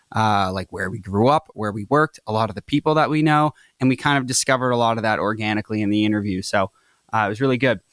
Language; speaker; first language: English; native; English